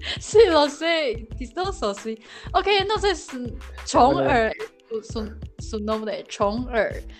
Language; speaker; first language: Spanish; non-native, learner; Chinese